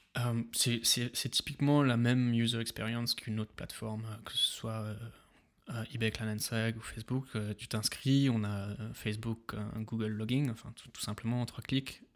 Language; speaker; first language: French; native; French